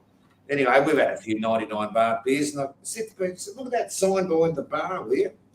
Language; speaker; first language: English; native; English